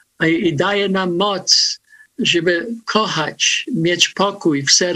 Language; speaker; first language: Polish; early bilingual, heritage; Polish